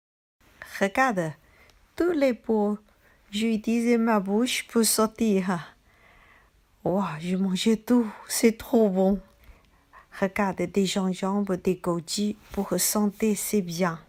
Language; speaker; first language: French; non-native, learner; Chinese